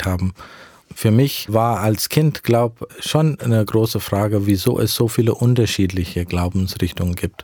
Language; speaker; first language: German; early bilingual, heritage; German